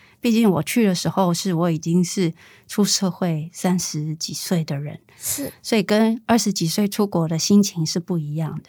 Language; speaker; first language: Chinese; native; Chinese